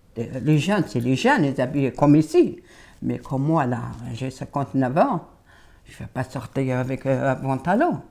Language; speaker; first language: French; non-native, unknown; Arabic